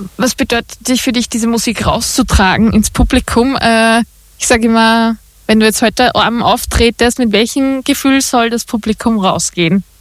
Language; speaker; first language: German; native; German